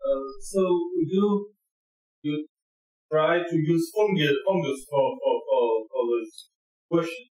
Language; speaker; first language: English; non-native, learner; Russian